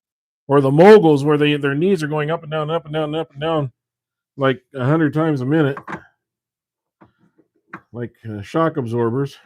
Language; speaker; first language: English; native; English